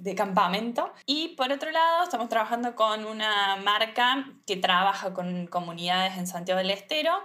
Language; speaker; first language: Spanish; native; Spanish